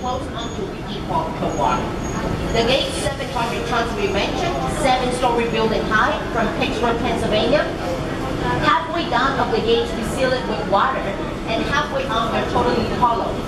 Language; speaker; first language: English; non-native, fluent; Spanish